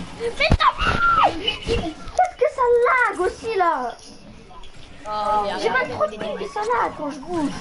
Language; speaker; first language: French; native; French